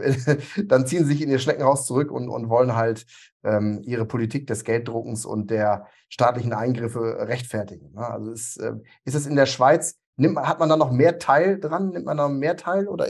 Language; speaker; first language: German; native; German